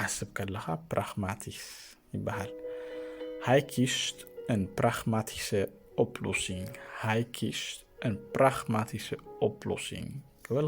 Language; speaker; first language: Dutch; non-native, fluent; Tigrinya